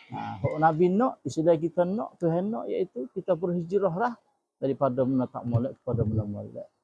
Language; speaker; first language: Malay; native; Malay